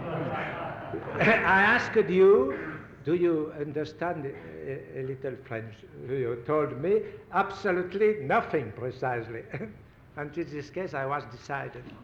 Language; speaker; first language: English; non-native, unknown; French